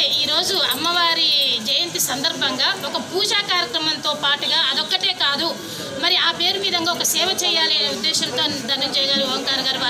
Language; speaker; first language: Telugu; native; Telugu